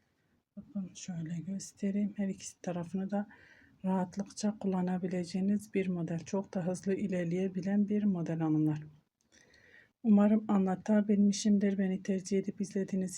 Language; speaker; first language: Turkish; native; Turkish